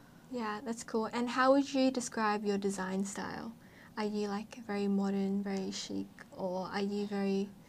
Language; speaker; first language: English; native; English